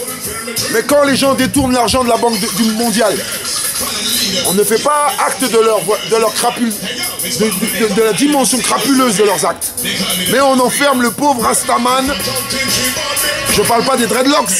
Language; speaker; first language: French; native; French